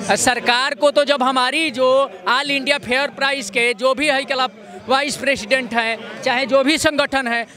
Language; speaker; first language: Hindi; native; Hindi